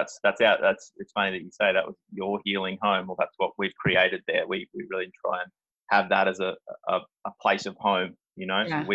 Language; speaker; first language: English; native; English